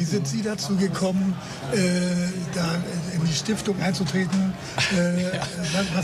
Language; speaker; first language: German; native; German